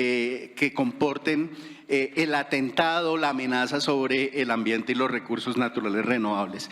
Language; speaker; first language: Spanish; native; Spanish